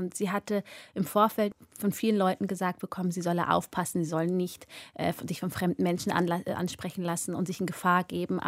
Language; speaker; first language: German; early bilingual, other home language; Amharic